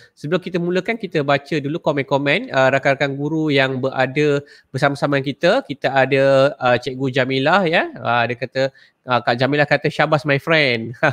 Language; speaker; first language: Malay; native; Malay